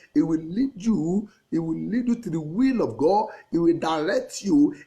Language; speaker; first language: English; non-native, local second language; Yoruba